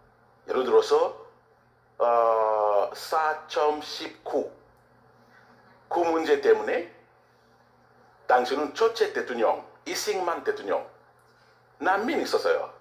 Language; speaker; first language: Korean; non-native, learner; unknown